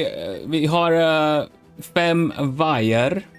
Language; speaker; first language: Swedish; non-native, learner; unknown